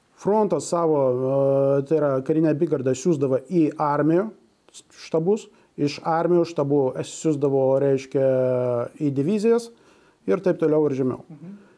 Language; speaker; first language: Lithuanian; non-native, local second language; Russian